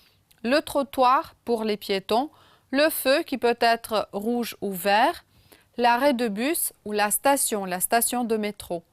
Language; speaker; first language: French; non-native, fluent; Romanian